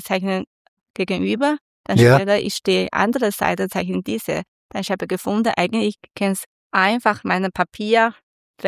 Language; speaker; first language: German; non-native, learner; Chinese